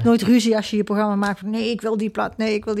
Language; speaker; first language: Dutch; native; Dutch